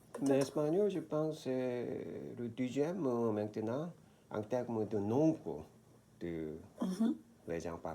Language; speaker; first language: French; non-native, learner; Korean